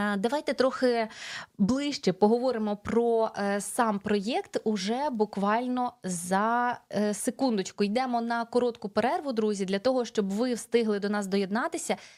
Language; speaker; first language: Ukrainian; native; Ukrainian